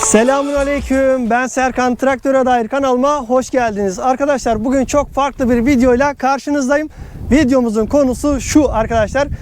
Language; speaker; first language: Turkish; native; Turkish